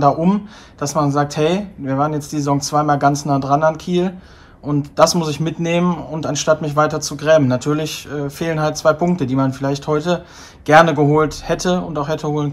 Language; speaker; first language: German; native; German